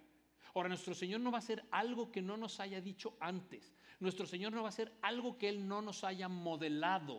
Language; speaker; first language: Spanish; native; Spanish